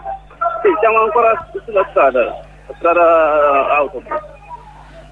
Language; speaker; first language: Italian; non-native, learner; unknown